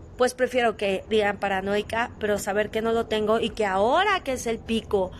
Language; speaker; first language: Spanish; native; Spanish